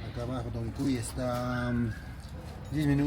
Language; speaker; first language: Spanish; native; Spanish